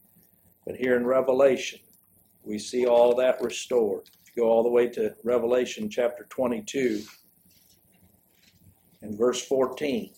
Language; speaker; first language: English; native; English